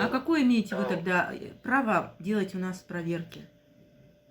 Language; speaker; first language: Russian; native; Russian